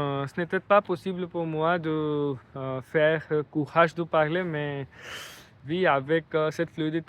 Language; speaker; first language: French; non-native, learner; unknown